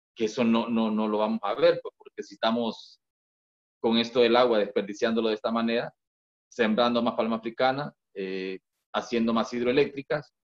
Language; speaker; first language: Spanish; native; Spanish